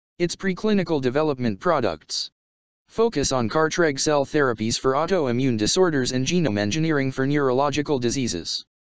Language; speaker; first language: English; non-native, local second language; Hindi